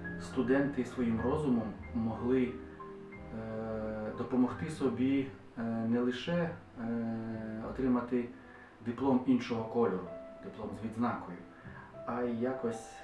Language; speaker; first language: Ukrainian; native; Ukrainian